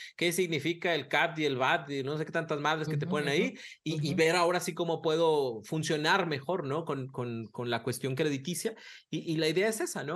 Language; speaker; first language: Spanish; native; Spanish